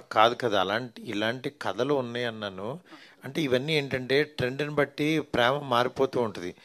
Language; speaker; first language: Telugu; native; Telugu